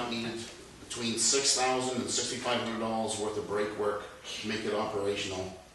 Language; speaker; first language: English; native; English